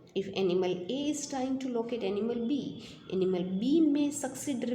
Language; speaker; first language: English; non-native, local second language; Gujarati